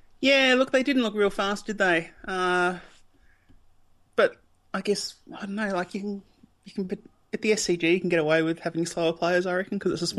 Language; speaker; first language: English; native; English